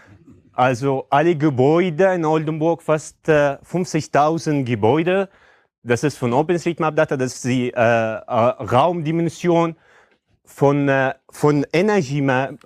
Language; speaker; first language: German; non-native, fluent; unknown